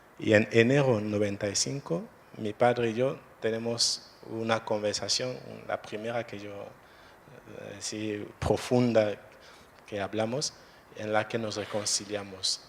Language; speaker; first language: Spanish; non-native, fluent; French